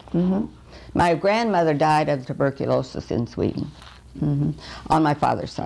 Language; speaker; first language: English; early bilingual, other home language; Swedish